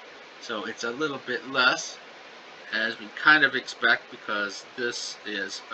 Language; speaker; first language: English; native; English